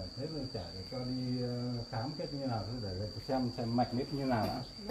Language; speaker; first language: Vietnamese; native; Vietnamese